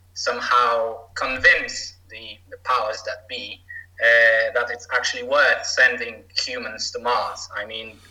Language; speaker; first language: English; non-native, fluent; Polish